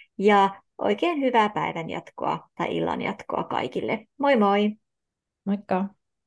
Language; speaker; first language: Finnish; native; Finnish